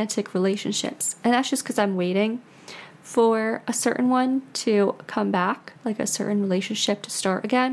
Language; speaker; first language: English; native; English